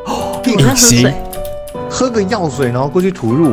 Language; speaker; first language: Chinese; native; Chinese